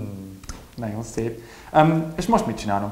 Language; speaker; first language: Hungarian; non-native, learner; English